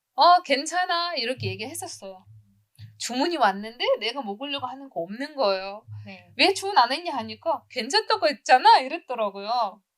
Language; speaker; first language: Korean; non-native, fluent; Uzbek